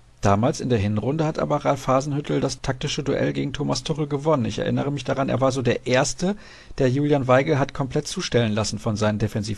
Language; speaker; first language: German; native; German